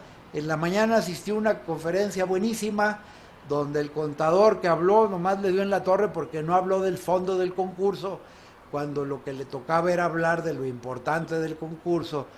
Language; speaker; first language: Spanish; native; Spanish